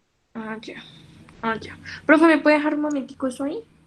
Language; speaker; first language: Spanish; native; Spanish